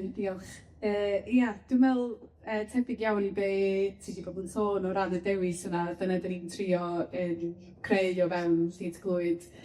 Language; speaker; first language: Welsh; native; Welsh